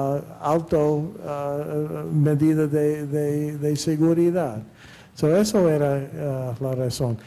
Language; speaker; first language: Spanish; non-native, fluent; English